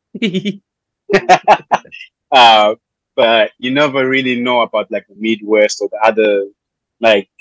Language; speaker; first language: English; non-native, local second language; Shona